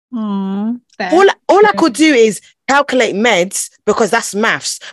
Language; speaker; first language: English; non-native, local second language; Akan